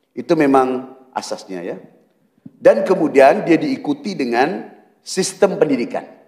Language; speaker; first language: Malay; native; Malay